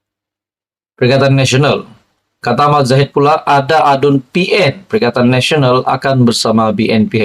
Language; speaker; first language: Malay; native; Malay